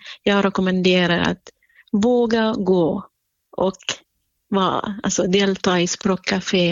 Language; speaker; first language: Swedish; non-native, fluent; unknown